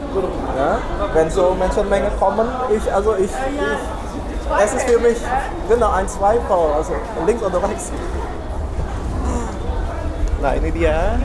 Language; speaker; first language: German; non-native, fluent; Indonesian